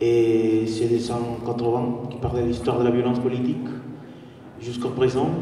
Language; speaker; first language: French; non-native, fluent; Spanish